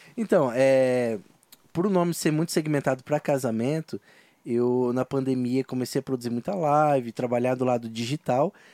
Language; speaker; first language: Portuguese; native; Portuguese